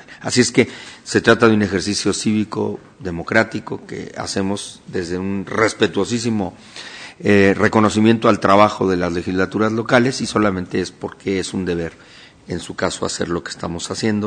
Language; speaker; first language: Spanish; native; Spanish